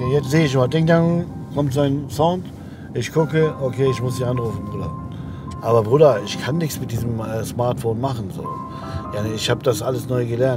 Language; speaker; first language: German; early bilingual, other home language; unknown